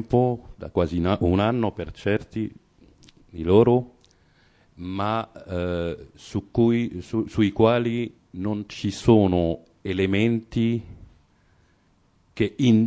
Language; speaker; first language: Italian; non-native, fluent; Arabic